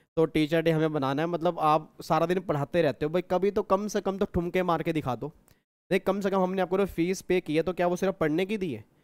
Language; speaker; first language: Hindi; native; Hindi